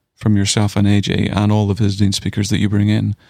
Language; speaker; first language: English; native; English